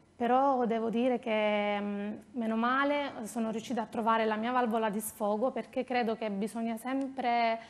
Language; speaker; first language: Italian; native; Italian